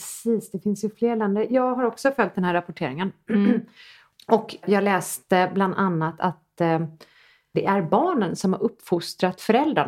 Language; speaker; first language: Swedish; native; Swedish